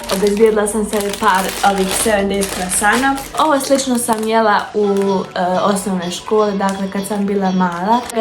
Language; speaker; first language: Bosnian; early bilingual, heritage; Bosnian